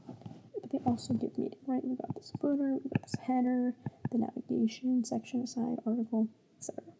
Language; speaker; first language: English; native; English